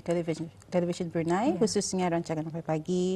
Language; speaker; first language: Malay; native; Malay